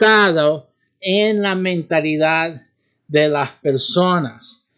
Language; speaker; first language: Spanish; early bilingual, heritage; Spanish